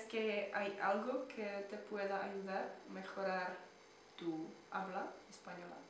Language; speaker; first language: Spanish; non-native, fluent; Czech